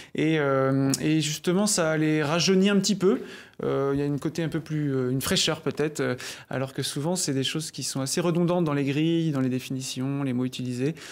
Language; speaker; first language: French; native; French